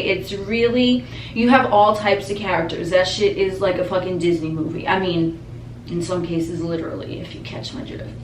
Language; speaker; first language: English; native; English